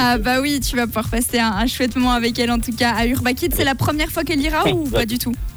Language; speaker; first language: French; native; French